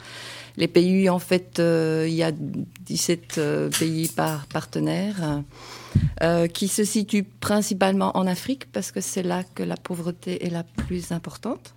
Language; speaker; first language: French; native; French